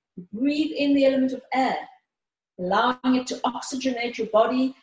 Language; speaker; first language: English; early bilingual, other home language; Greek